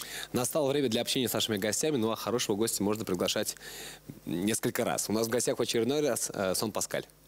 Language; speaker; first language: Russian; native; Russian